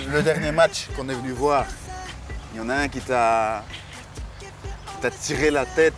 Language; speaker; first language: French; native; French